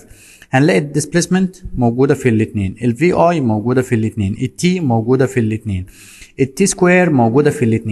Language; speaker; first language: Arabic; native; Arabic